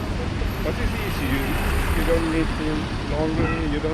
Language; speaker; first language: English; non-native, learner; Swedish